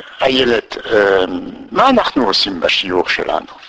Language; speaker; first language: Hebrew; non-native, learner; French